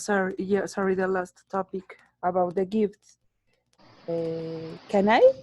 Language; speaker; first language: English; non-native, learner; Spanish